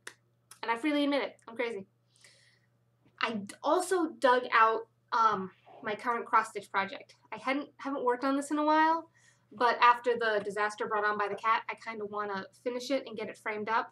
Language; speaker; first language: English; native; English